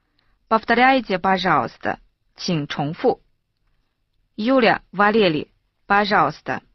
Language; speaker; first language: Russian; non-native, fluent; Chinese